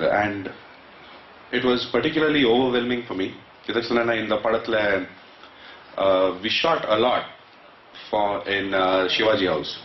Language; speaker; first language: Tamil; non-native, local second language; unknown